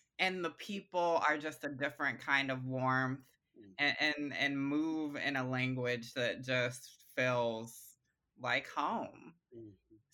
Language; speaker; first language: English; native; English